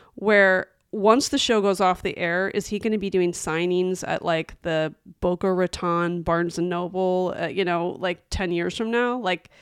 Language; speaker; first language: English; native; English